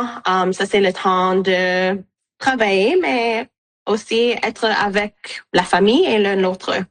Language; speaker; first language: French; non-native, local second language; English